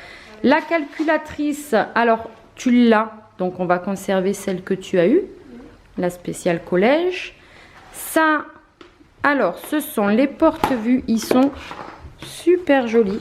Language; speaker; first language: French; native; French